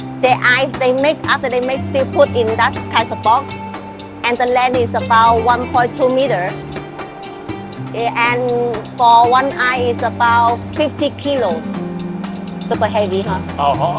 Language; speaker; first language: English; non-native, learner; Vietnamese